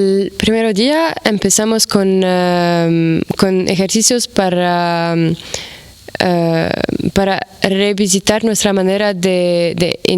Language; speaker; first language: Spanish; non-native, fluent; Arabic